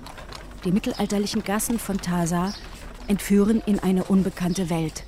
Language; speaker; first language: German; native; German